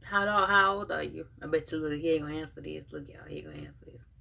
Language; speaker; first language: English; native; English